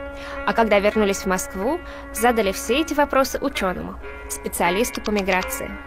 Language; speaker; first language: Russian; native; Russian